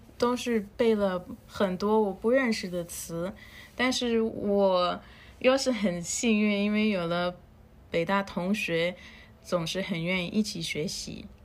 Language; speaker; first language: Chinese; non-native, fluent; Spanish